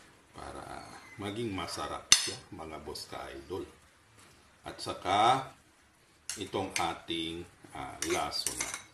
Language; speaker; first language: Filipino; native; Filipino